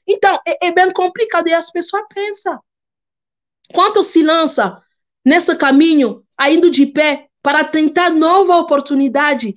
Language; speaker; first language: Portuguese; non-native, fluent; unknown